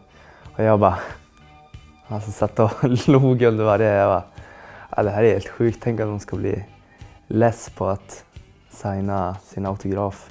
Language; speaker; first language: Swedish; native; Swedish